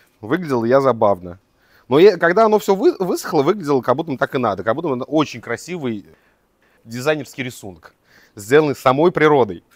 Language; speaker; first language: Russian; native; Russian